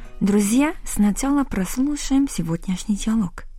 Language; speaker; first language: Russian; non-native, local second language; Korean